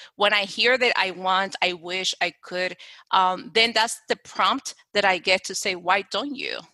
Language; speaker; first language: English; non-native, fluent; Spanish